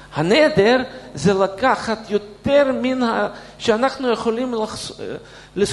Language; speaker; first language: Hebrew; non-native, fluent; Russian